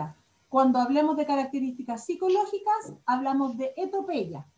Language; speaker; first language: Spanish; native; Spanish